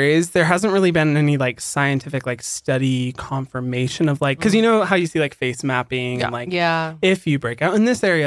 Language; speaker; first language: English; native; English